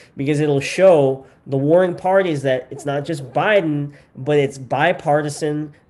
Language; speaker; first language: English; native; English